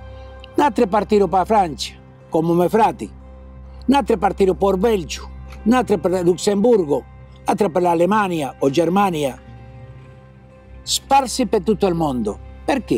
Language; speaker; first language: Italian; early bilingual, heritage; Italian